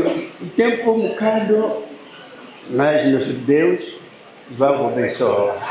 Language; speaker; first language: Portuguese; non-native, learner; Lingala